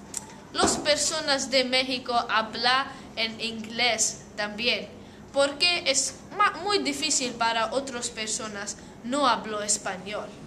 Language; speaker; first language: Spanish; non-native, learner; English